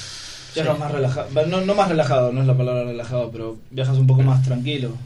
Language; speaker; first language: Spanish; native; Spanish